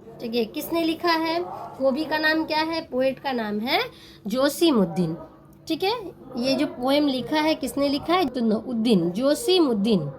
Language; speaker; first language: Hindi; non-native, local second language; Bangla